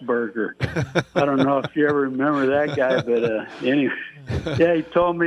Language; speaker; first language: English; native; English